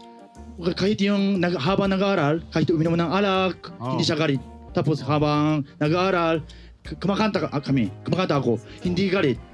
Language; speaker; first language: Filipino; non-native, learner; Japanese